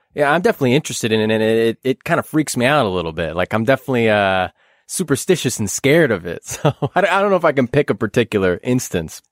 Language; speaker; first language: English; native; English